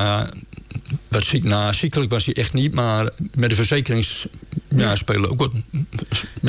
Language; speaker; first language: Dutch; native; Dutch